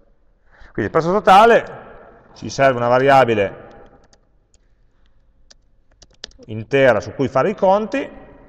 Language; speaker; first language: Italian; native; Italian